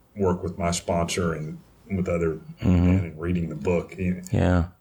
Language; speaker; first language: English; native; English